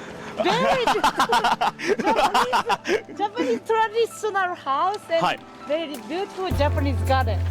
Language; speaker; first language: English; non-native, learner; Japanese